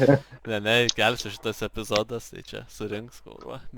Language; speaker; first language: Lithuanian; native; Lithuanian